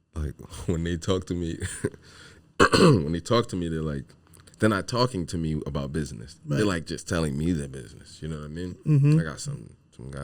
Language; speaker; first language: English; native; English